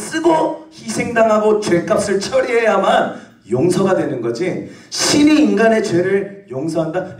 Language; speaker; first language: Korean; native; Korean